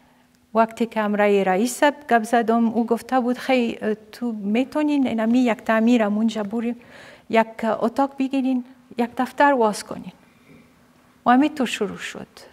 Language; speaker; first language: Persian; non-native, fluent; Arabic